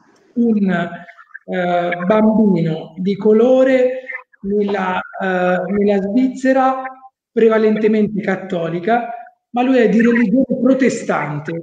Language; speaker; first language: Italian; native; Italian